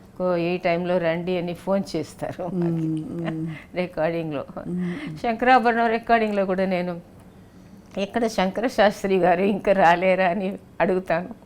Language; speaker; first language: Telugu; non-native, local second language; Tamil